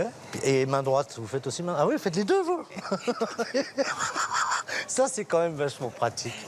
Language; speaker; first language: French; native; French